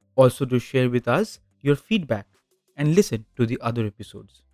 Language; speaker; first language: English; non-native, local second language; Bangla